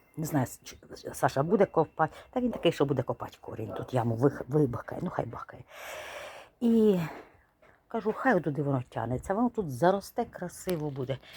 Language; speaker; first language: Ukrainian; native; Ukrainian